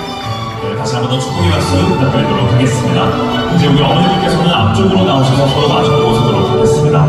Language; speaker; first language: Korean; native; Korean